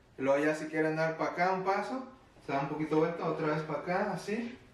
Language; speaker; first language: Spanish; early bilingual, heritage; Spanish